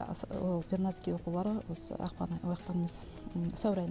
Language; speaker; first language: Kazakh; native; Kazakh